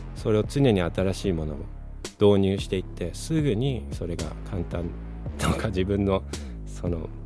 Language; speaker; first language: Japanese; early bilingual, other home language; Spanish